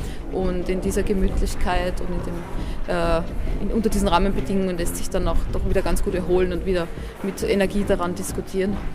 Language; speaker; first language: German; native; German